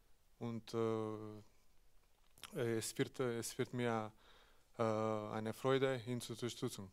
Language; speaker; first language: German; non-native, fluent; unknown